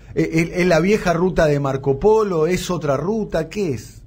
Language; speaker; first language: Spanish; native; Spanish